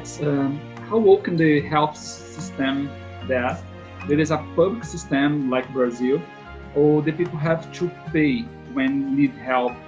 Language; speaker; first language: English; non-native, learner; Portuguese